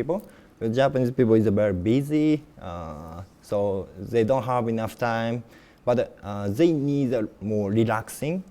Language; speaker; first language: English; non-native, learner; Japanese